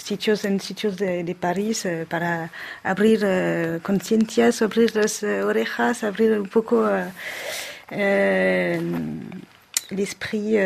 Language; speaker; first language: Spanish; non-native, learner; French